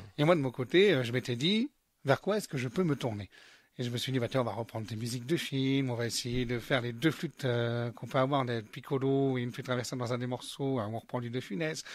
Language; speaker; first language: French; native; French